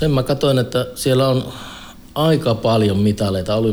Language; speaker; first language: Finnish; native; Finnish